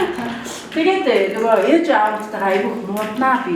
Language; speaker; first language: Mongolian; native; Mongolian